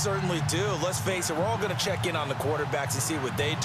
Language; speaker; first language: English; native; English